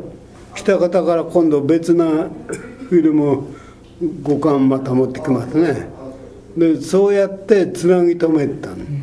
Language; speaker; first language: Japanese; native; Japanese